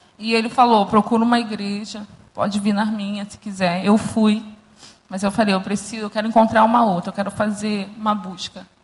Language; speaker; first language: Portuguese; native; Portuguese